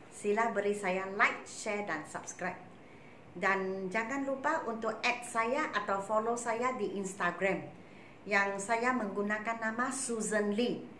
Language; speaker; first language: Malay; non-native, local second language; Chinese